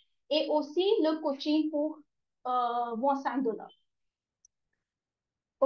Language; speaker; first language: French; non-native, learner; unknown